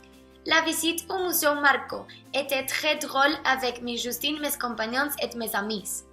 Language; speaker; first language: French; non-native, learner; Spanish